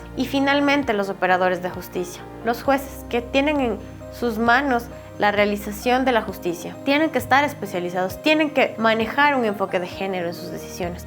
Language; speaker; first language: Spanish; native; Spanish